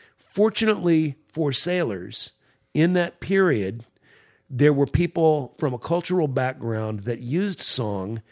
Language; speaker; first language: English; native; English